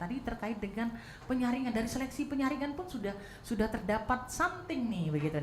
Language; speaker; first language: Indonesian; native; Indonesian